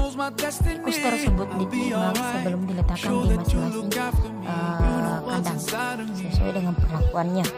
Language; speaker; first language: Indonesian; native; Indonesian